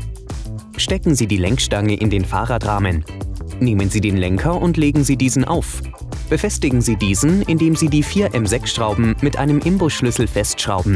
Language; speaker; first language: German; native; German